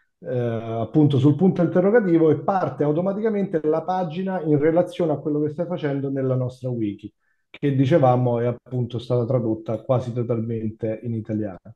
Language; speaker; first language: Italian; native; Italian